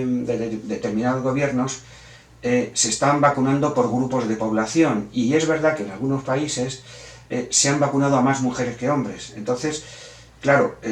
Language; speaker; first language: Spanish; native; Spanish